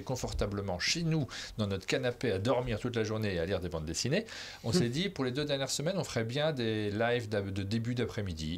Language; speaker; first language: French; native; French